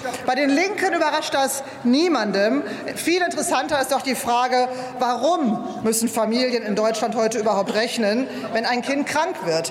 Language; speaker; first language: German; native; German